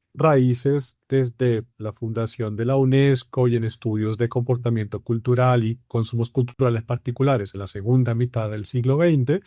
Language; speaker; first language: Spanish; native; Spanish